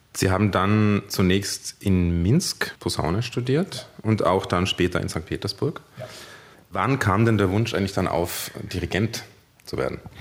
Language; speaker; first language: German; native; German